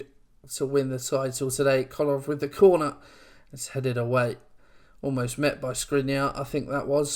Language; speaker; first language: English; native; English